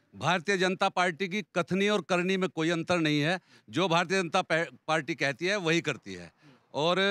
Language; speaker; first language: Hindi; native; Hindi